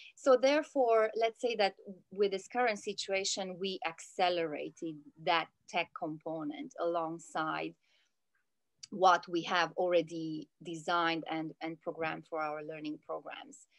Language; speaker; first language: English; non-native, fluent; Italian